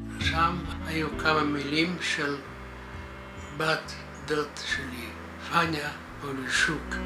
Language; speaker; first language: Hebrew; non-native, fluent; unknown